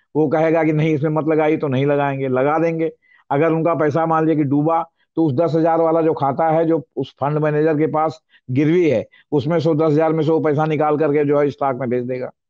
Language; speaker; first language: Hindi; native; Hindi